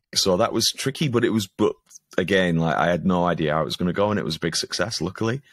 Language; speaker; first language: English; native; English